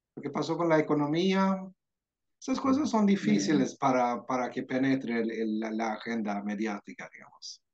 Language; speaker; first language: Spanish; non-native, fluent; Swedish